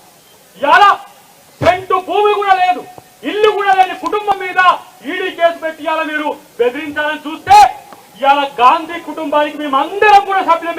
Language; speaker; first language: Telugu; native; Telugu